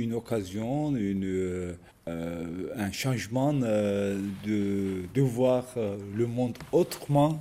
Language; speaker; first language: French; non-native, fluent; Turkish